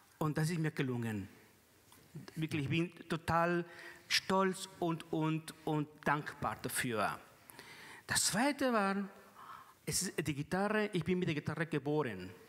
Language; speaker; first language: German; non-native, fluent; Spanish